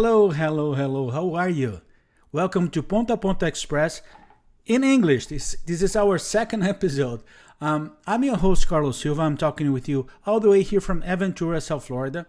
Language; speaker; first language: English; non-native, fluent; Portuguese